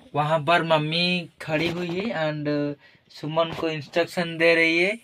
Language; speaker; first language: Hindi; non-native, local second language; Odia